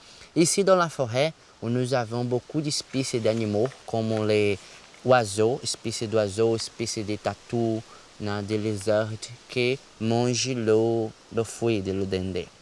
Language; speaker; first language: French; non-native, learner; Portuguese